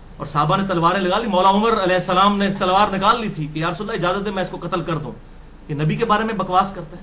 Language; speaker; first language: Urdu; non-native, local second language; Punjabi